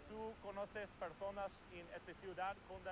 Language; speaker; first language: Spanish; non-native, learner; English